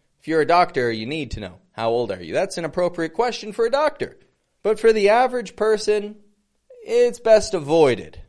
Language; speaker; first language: English; native; English